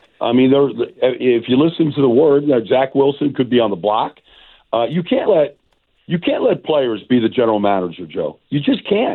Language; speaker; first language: English; native; English